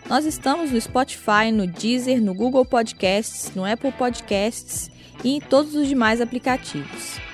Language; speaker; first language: Portuguese; native; Portuguese